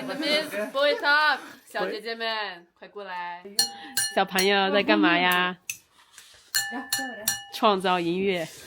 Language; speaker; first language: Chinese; non-native, learner; English